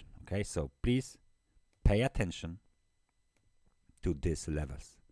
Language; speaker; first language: English; non-native, fluent; Polish